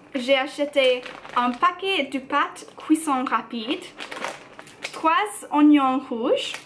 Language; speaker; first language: French; non-native, learner; English